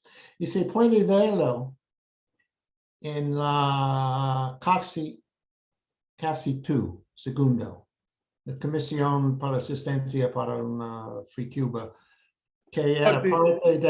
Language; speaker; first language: Spanish; non-native, fluent; English